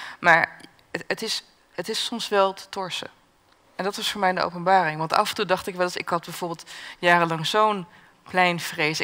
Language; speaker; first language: Dutch; native; Dutch